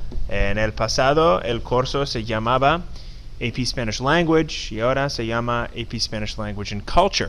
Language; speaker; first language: Spanish; non-native, fluent; English